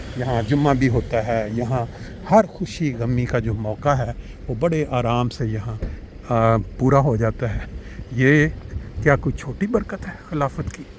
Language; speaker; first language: Urdu; non-native, local second language; Punjabi